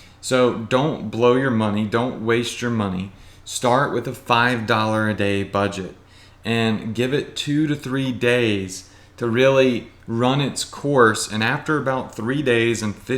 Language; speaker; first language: English; native; English